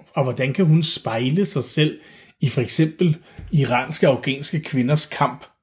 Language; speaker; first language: Danish; native; Danish